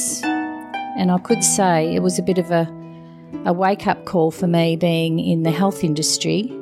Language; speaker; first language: English; native; English